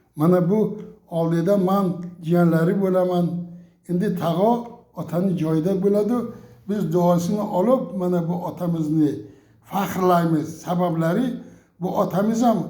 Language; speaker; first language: Uzbek; non-native, local second language; Tajik